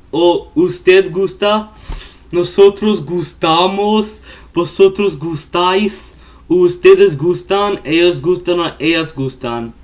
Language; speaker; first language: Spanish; non-native, learner; English